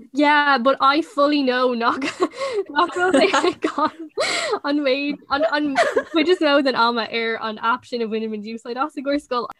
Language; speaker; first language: Irish; non-native, local second language; English